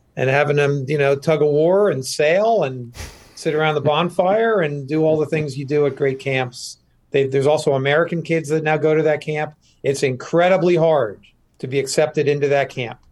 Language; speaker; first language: English; native; English